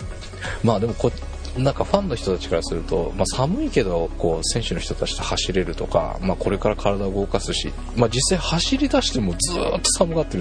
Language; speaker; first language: Japanese; native; Japanese